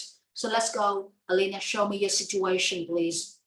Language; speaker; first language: English; non-native, fluent; Vietnamese